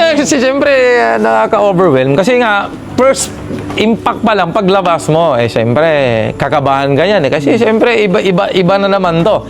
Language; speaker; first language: Filipino; non-native, local second language; Maguindanaon